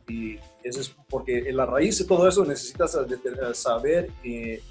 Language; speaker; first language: Spanish; early bilingual, heritage; Spanish